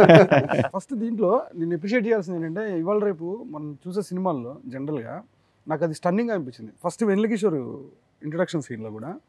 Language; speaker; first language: Telugu; native; Telugu